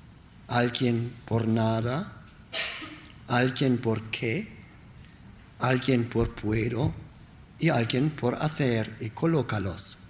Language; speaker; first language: Spanish; non-native, learner; German